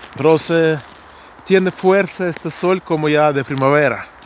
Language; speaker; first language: Spanish; non-native, fluent; Ukrainian